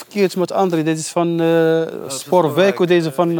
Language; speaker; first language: Dutch; non-native, learner; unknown